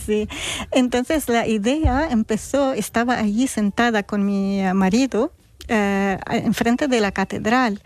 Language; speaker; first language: Spanish; non-native, fluent; Arabic